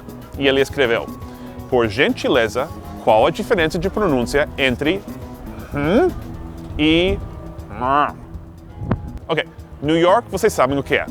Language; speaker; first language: Portuguese; non-native, fluent; English